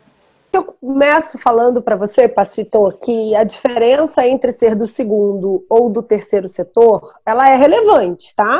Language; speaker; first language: Portuguese; native; Portuguese